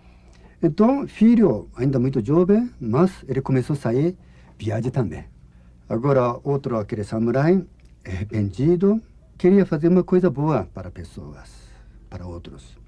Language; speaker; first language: Portuguese; non-native, learner; Japanese